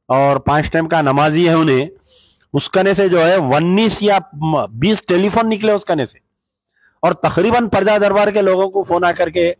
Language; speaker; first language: Hindi; non-native, local second language; Urdu